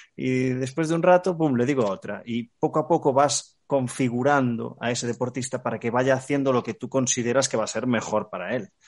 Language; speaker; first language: Spanish; native; Spanish